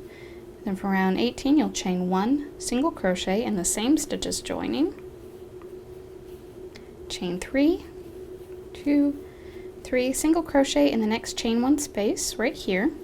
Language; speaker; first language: English; native; English